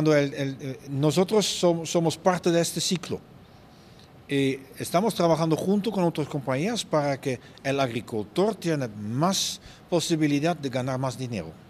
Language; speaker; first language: Spanish; non-native, fluent; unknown